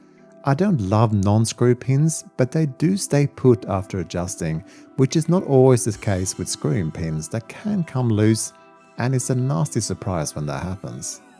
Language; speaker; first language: English; native; English